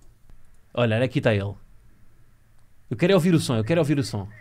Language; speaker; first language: Portuguese; native; Portuguese